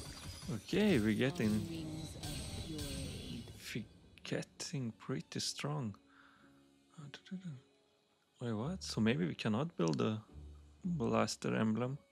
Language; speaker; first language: English; non-native, fluent; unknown